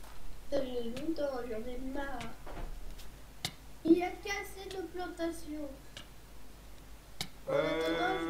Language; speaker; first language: French; native; French